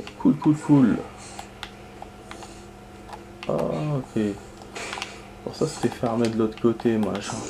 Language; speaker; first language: French; native; French